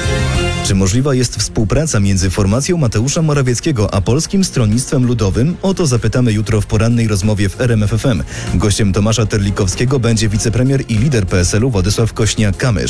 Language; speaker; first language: Polish; native; Polish